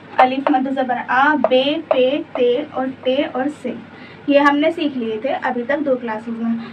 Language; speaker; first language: Hindi; native; Hindi